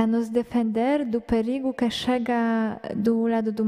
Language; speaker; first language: Portuguese; non-native, fluent; Polish